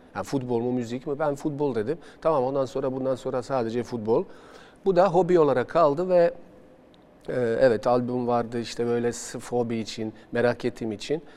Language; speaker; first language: Turkish; non-native, fluent; Bosnian